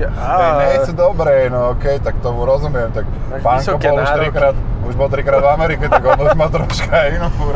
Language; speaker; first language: Slovak; native; Slovak